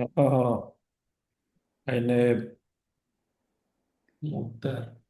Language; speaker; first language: German; non-native, learner; Indonesian